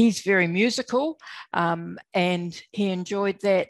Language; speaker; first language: English; native; English